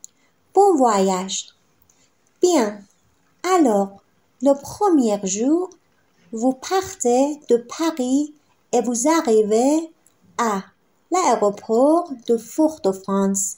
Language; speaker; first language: French; non-native, fluent; Persian